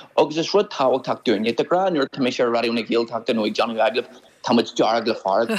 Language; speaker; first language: Irish; non-native, local second language; English